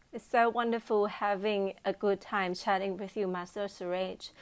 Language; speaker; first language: English; non-native, fluent; Thai